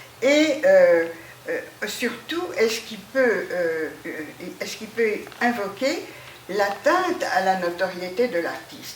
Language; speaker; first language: French; native; French